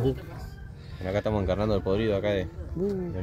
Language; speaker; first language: Spanish; native; Spanish